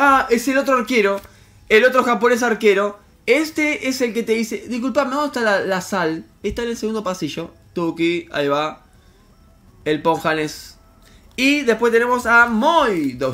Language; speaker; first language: Spanish; native; Spanish